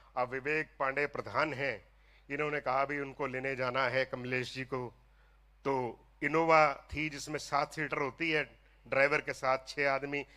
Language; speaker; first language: Hindi; non-native, local second language; Punjabi